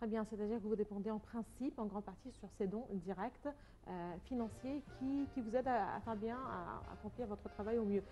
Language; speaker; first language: French; non-native, fluent; Arabic